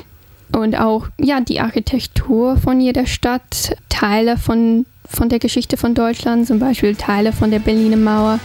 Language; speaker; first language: German; non-native, fluent; English